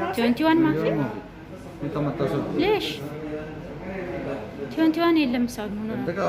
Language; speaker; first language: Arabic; non-native, learner; Amharic